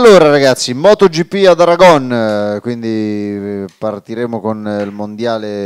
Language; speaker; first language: Italian; native; Italian